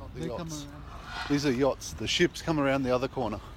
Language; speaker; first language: English; native; English